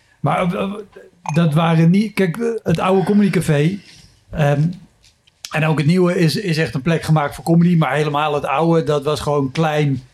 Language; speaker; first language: Dutch; native; Dutch